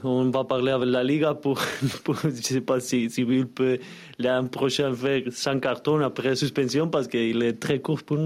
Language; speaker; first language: French; non-native, learner; Spanish